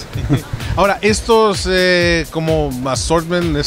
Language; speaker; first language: Spanish; native; Spanish